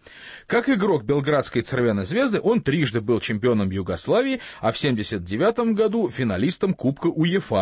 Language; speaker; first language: Russian; native; Russian